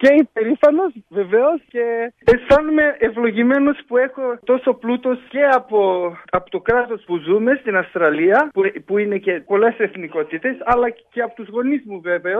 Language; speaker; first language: Greek; early bilingual, heritage; English